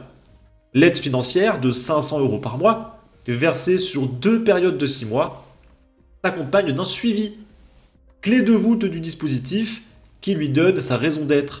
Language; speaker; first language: French; native; French